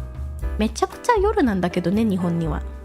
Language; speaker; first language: Japanese; non-native, fluent; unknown